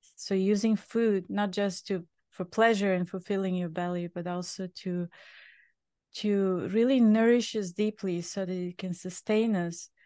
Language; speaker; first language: English; non-native, fluent; Bulgarian